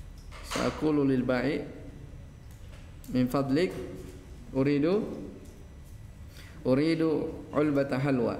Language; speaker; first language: Arabic; non-native, fluent; Indonesian